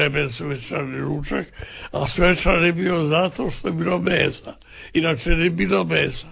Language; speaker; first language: Serbian; native; Serbian